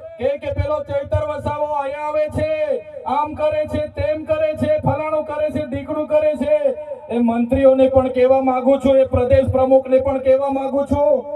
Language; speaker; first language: Gujarati; non-native, local second language; Vasavi